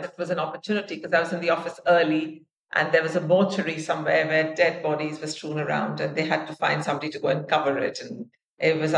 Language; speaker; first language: English; non-native, local second language; Hindi